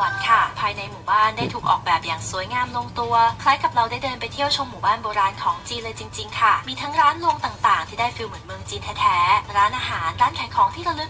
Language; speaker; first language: Thai; native; Thai